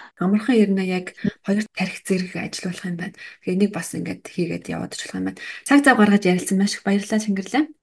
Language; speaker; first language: Mongolian; native; Mongolian